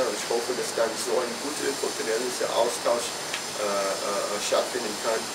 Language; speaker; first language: German; non-native, fluent; English